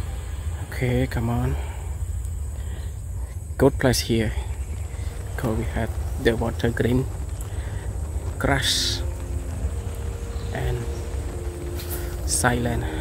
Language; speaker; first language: English; non-native, learner; Vietnamese